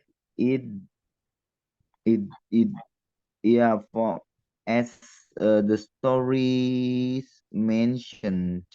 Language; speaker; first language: English; non-native, learner; Indonesian